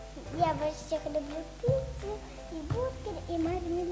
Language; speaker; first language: Russian; non-native, learner; Tajik